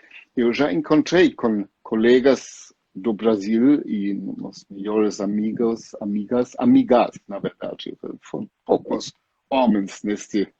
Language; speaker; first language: Portuguese; non-native, fluent; German